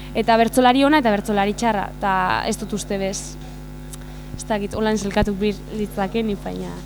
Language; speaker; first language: Basque; native; Basque